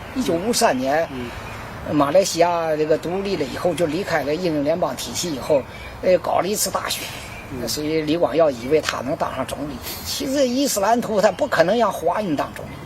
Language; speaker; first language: Chinese; native; Chinese